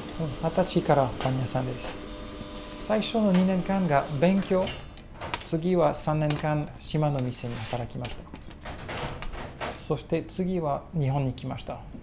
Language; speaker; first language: Japanese; non-native, learner; French